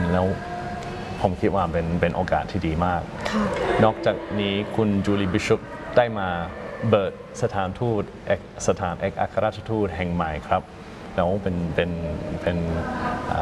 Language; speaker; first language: Thai; non-native, fluent; English